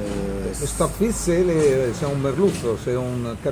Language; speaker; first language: French; non-native, learner; Italian